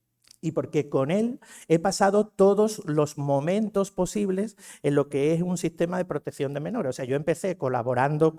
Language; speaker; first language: Spanish; native; Spanish